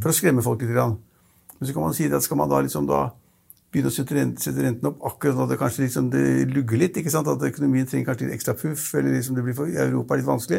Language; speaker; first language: Norwegian; native; Norwegian